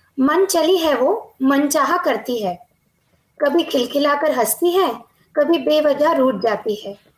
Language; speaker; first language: Hindi; non-native, local second language; Marathi